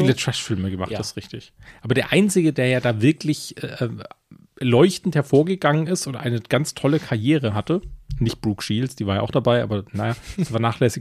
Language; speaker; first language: German; native; German